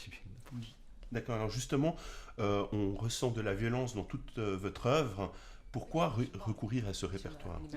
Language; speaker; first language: French; native; French